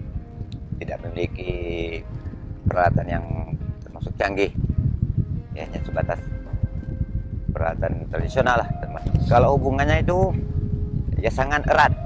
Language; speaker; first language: Indonesian; non-native, local second language; Malay